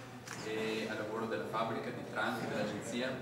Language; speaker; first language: Italian; native; Italian